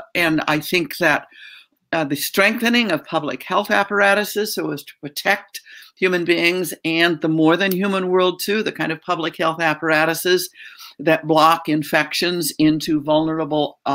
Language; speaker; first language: English; native; English